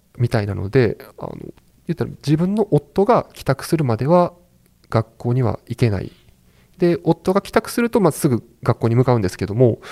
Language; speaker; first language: Japanese; native; Japanese